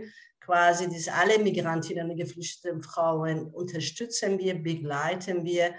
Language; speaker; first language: German; non-native, fluent; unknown